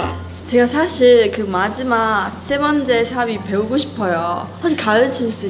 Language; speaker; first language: Korean; non-native, learner; Chinese